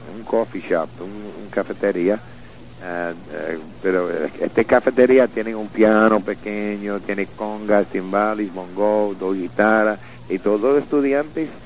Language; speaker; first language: Spanish; non-native, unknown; English